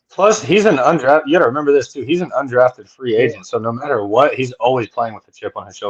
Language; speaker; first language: English; native; English